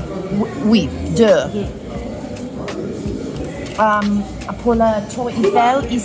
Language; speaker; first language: French; non-native, learner; English